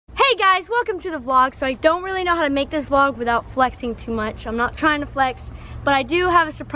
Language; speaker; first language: English; native; English